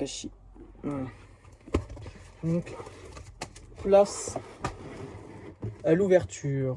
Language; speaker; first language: French; native; French